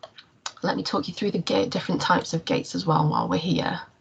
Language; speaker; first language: English; native; English